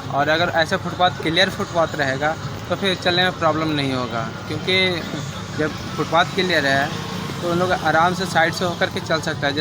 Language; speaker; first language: Hindi; native; Hindi